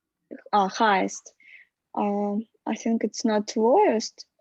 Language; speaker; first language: English; non-native, learner; Russian